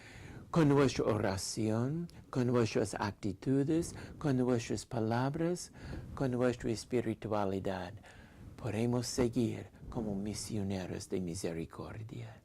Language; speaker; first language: Spanish; non-native, fluent; English